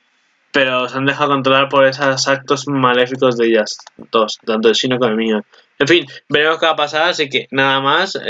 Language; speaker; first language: Spanish; native; Spanish